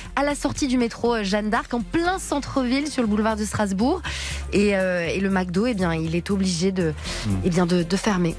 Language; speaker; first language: French; native; French